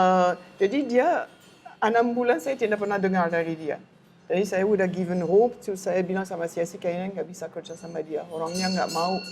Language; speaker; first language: Indonesian; non-native, learner; French